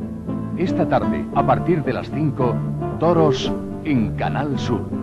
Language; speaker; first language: Spanish; native; Spanish